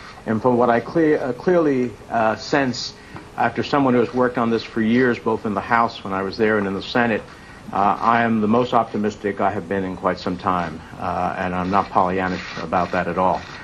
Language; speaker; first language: English; early bilingual, other home language; Spanish